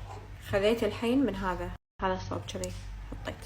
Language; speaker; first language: Arabic; native; Arabic